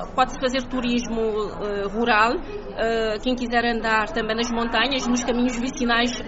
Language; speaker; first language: Portuguese; non-native, local second language; Kabuverdianu